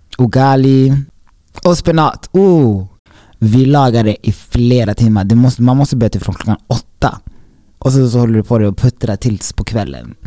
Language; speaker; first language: Swedish; early bilingual, other home language; Rundi